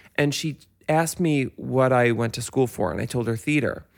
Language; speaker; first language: English; native; English